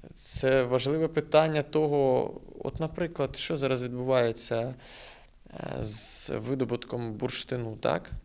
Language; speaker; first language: Ukrainian; non-native, local second language; Russian